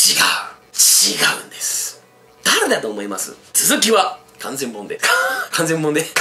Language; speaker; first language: Japanese; non-native, fluent; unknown